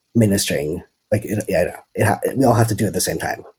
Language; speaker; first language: English; non-native, fluent; Dutch